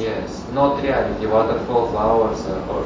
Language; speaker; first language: English; non-native, learner; Russian